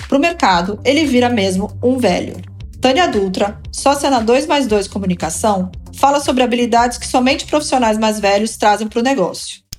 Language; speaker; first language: Portuguese; native; Portuguese